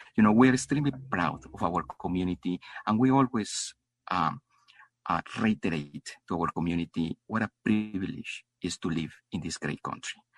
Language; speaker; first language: English; non-native, fluent; Spanish